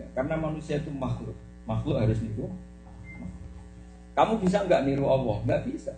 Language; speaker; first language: Indonesian; native; Indonesian